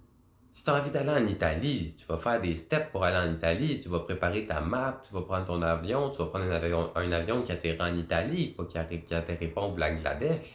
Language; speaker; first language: French; native; French